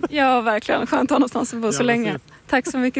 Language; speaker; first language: Swedish; native; Swedish